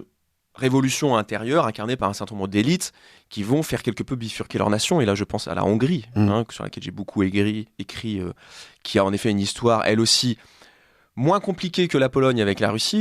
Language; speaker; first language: French; native; French